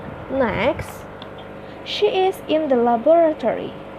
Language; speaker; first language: English; non-native, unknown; Indonesian